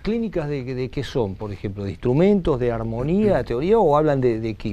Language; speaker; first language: Spanish; native; Spanish